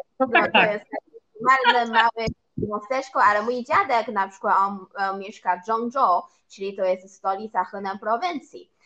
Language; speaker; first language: Polish; non-native, learner; Chinese